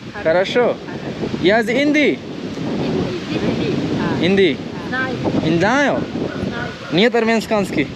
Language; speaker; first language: Russian; non-native, learner; Hindi